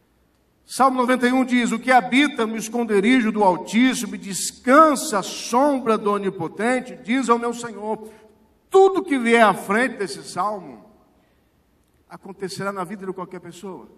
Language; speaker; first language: Portuguese; native; Portuguese